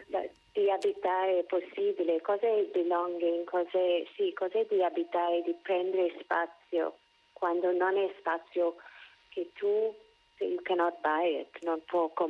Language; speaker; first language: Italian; non-native, fluent; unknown